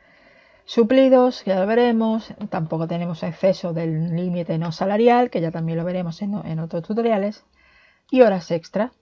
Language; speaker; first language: Spanish; native; Spanish